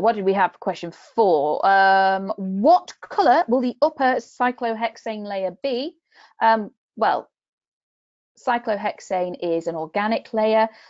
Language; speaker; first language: English; native; English